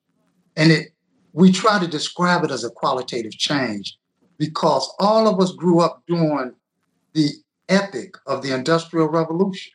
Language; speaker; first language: English; native; English